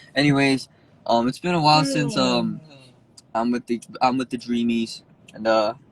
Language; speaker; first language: English; early bilingual, other home language; Korean